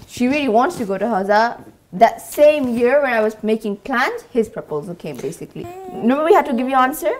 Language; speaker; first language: English; native; English